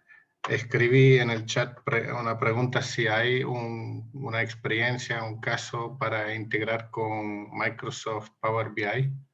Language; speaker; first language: Spanish; non-native, local second language; Portuguese